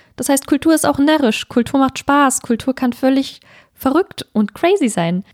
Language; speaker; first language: German; native; German